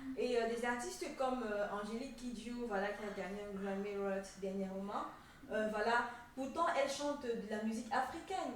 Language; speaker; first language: French; non-native, local second language; Ghomala